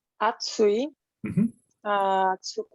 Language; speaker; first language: Japanese; non-native, learner; Polish